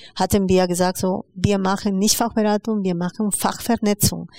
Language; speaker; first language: German; non-native, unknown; Spanish